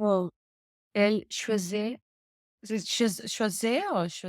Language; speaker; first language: French; non-native, learner; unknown